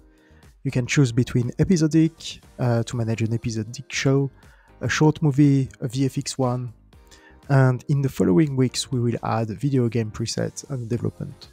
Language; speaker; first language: English; non-native, fluent; French